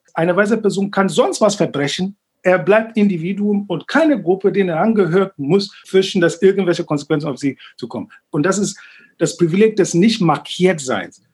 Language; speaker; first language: German; non-native, fluent; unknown